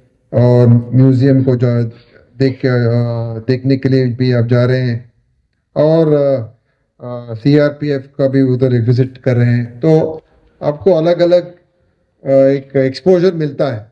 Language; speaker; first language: Hindi; non-native, local second language; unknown